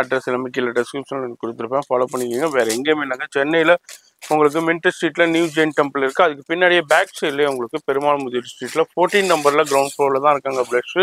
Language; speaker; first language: Tamil; native; Tamil